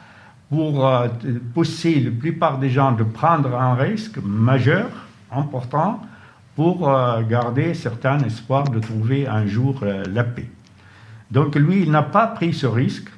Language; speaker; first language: French; non-native, fluent; Arabic